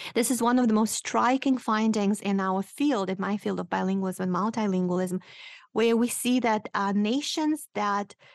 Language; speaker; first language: English; non-native, fluent; Romanian